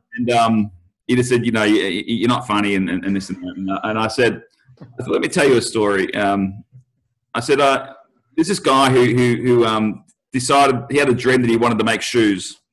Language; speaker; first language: English; native; English